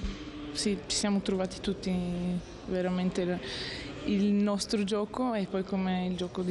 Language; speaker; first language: Italian; non-native, fluent; Bulgarian